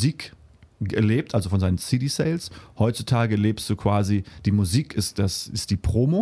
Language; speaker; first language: German; early bilingual, heritage; German